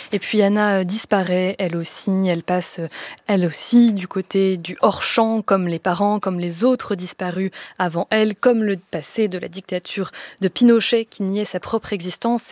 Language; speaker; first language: French; native; French